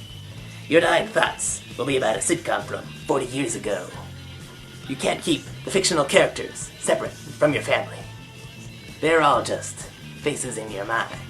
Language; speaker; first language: English; native; English